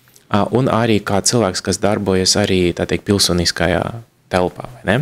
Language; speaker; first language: Latvian; non-native, local second language; Russian